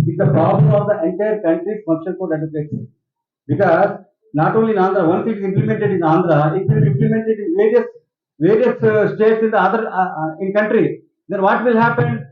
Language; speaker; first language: English; non-native, local second language; Telugu